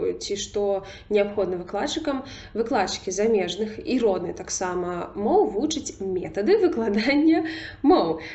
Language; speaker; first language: Belarusian; non-native, local second language; Russian